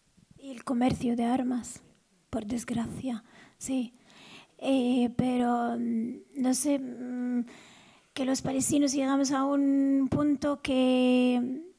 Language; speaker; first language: Spanish; non-native, fluent; Arabic